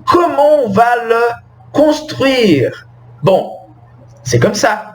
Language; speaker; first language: French; non-native, fluent; Portuguese